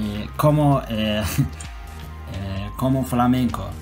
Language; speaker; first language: Spanish; non-native, learner; Turkish